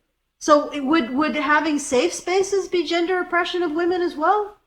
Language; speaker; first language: English; native; English